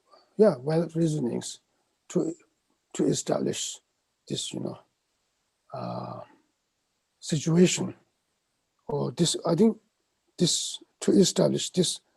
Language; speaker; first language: English; non-native, fluent; Tibetan